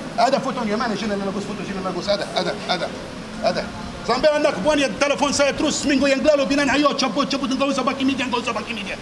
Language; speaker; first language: Indonesian; non-native, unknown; Arabic